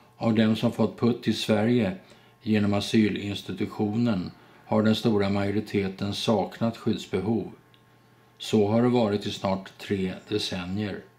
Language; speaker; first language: Swedish; native; Swedish